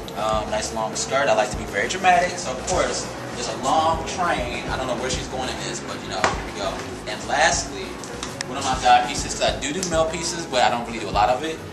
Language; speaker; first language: English; native; English